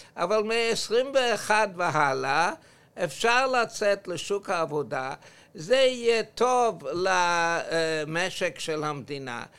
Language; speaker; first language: Hebrew; non-native, fluent; English